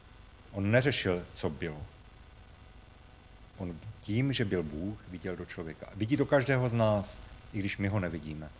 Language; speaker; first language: Czech; native; Czech